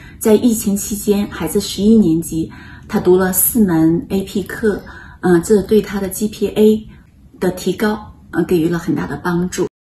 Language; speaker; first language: Chinese; native; Chinese